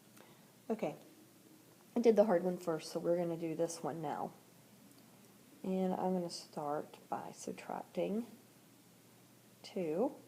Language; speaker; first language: English; native; English